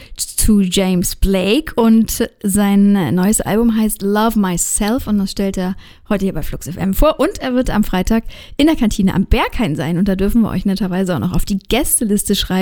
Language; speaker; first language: German; native; German